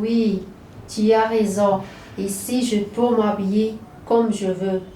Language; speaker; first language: French; non-native, learner; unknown